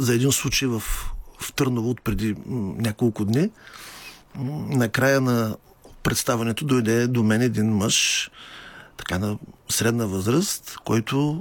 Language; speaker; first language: Bulgarian; native; Bulgarian